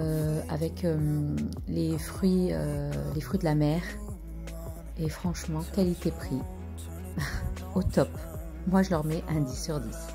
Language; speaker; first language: French; non-native, local second language; Arabic